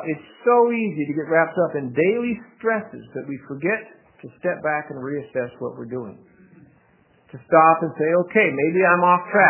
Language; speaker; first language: English; native; English